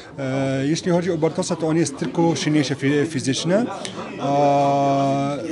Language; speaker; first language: Polish; non-native, fluent; French